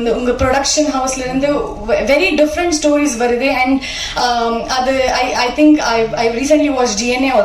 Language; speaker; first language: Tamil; non-native, learner; Kannada